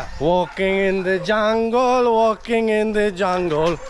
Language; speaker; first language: English; non-native, learner; Polish